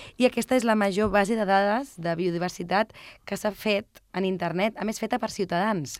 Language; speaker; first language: Catalan; native; Catalan